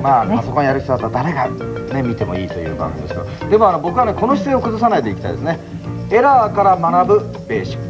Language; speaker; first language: Japanese; native; Japanese